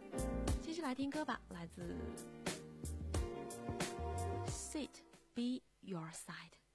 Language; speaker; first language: Chinese; native; Chinese